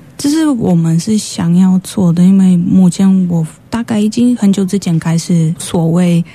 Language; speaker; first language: Chinese; non-native, fluent; Polish